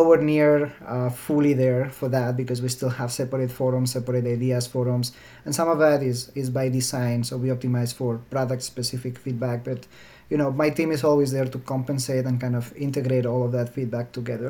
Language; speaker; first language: English; non-native, fluent; Spanish